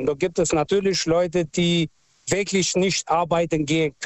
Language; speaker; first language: German; non-native, fluent; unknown